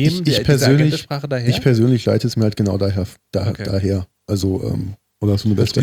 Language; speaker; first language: German; native; German